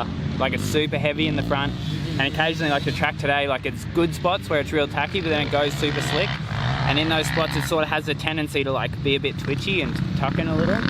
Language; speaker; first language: English; native; English